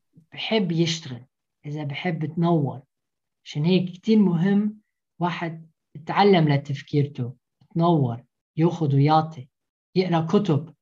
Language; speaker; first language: Arabic; early bilingual, heritage; Arabic